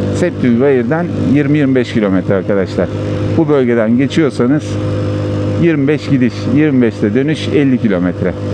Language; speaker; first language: Turkish; early bilingual, heritage; Turkish